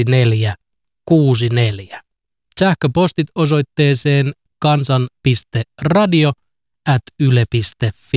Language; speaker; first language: Finnish; native; Finnish